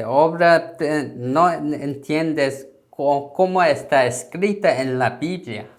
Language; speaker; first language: Spanish; non-native, learner; Korean